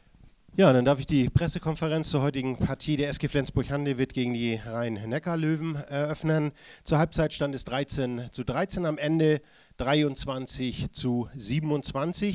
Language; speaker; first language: German; native; German